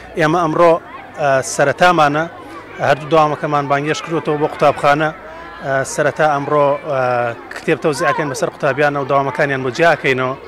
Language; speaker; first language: Central Kurdish; native; Central Kurdish